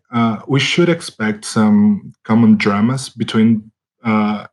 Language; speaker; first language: English; non-native, fluent; Portuguese